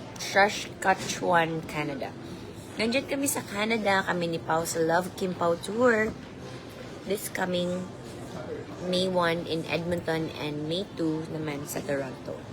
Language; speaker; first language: Filipino; non-native, local second language; Cebuano